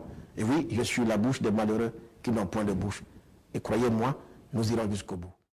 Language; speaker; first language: French; non-native, local second language; Baoulé